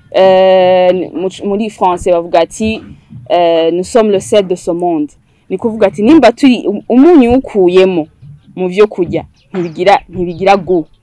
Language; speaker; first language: Rundi; early bilingual, heritage; Rundi